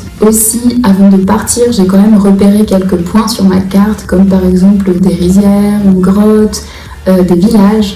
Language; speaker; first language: French; native; French